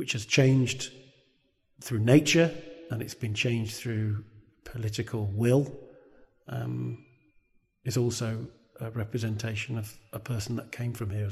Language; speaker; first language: English; native; English